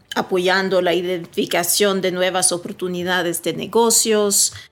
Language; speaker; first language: Spanish; early bilingual, heritage; Swedish